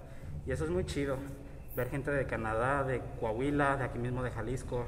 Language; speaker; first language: Spanish; native; Spanish